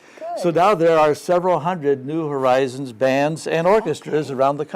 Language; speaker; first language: English; native; English